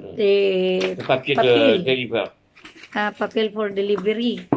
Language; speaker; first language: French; non-native, learner; Filipino